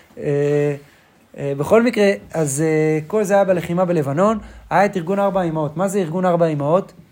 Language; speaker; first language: Hebrew; native; Hebrew